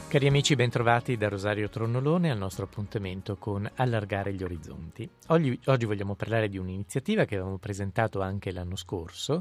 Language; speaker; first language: Italian; native; Italian